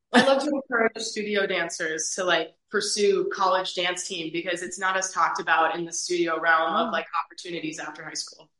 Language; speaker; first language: English; native; English